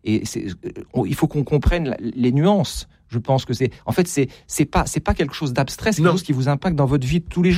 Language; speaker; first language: French; native; French